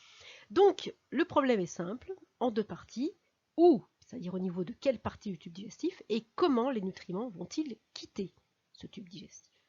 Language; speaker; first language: French; native; French